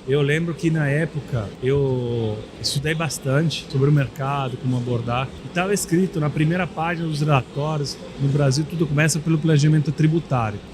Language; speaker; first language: Portuguese; non-native, fluent; Italian